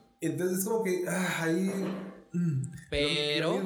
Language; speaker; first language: Spanish; native; Spanish